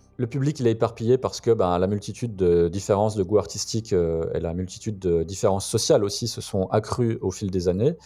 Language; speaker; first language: French; native; French